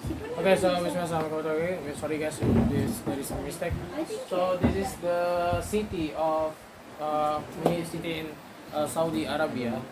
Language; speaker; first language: English; non-native, learner; Indonesian